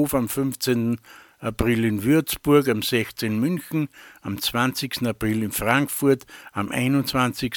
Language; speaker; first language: German; native; German